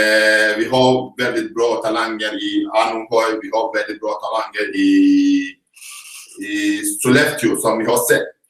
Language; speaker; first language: Swedish; non-native, fluent; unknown